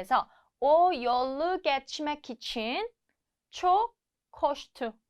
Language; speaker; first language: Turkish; non-native, fluent; Korean